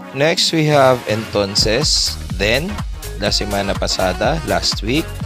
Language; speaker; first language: Spanish; non-native, fluent; Filipino